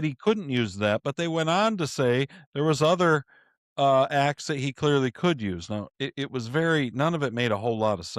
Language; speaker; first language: English; native; English